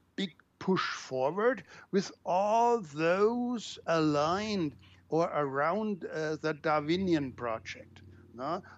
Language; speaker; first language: English; non-native, fluent; German